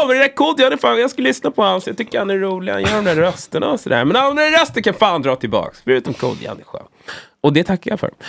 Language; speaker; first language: Swedish; native; Swedish